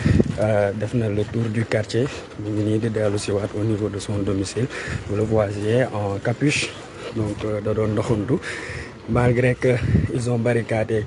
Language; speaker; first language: French; non-native, local second language; Wolof